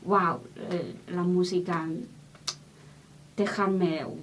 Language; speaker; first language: Spanish; non-native, learner; Chinese